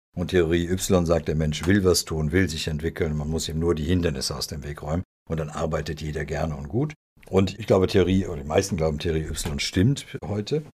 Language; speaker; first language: German; early bilingual, other home language; Serbian